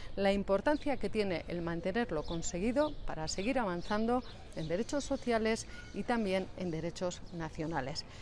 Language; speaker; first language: Spanish; native; Spanish